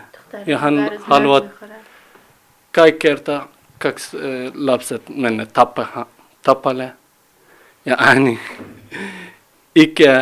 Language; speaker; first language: Finnish; non-native, learner; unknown